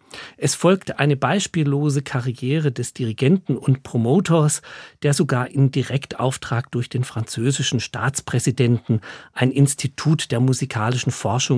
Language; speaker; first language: German; native; German